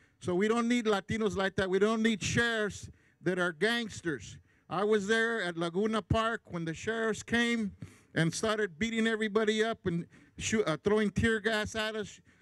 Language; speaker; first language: English; early bilingual, other home language; Spanish